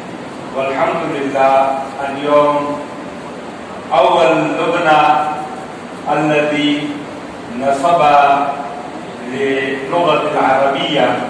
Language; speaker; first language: Arabic; non-native, learner; Urdu